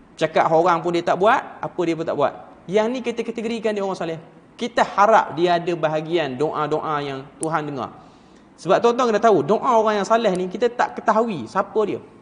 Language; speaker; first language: Malay; native; Malay